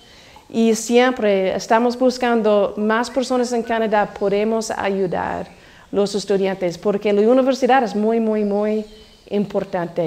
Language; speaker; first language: Spanish; non-native, learner; English